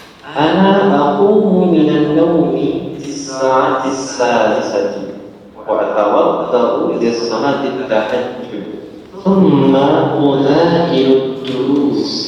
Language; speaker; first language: Arabic; non-native, learner; Indonesian